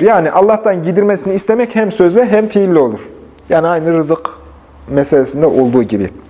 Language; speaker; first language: Turkish; native; Turkish